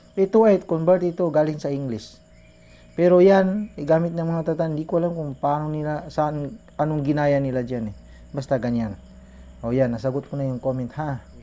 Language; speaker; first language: Filipino; non-native, local second language; Maranao